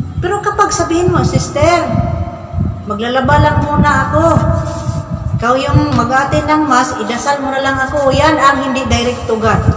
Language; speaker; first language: Filipino; non-native, local second language; Cebuano